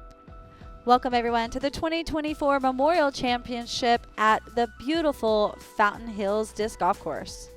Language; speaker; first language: English; native; English